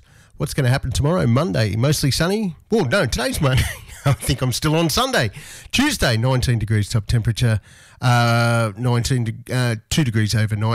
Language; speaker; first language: English; native; English